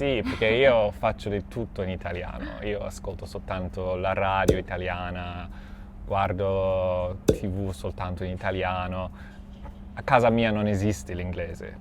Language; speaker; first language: Italian; non-native, fluent; English